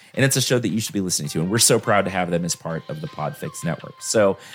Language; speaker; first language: English; native; English